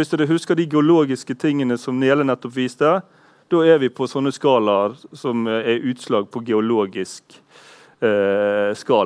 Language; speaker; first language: Norwegian; native; Norwegian